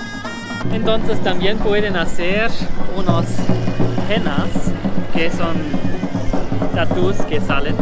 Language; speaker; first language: Spanish; non-native, learner; German